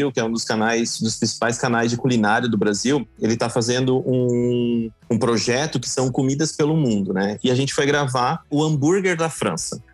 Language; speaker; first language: Portuguese; native; Portuguese